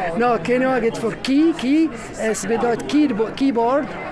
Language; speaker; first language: German; non-native, learner; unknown